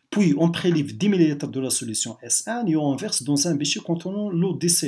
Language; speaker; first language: French; non-native, local second language; Arabic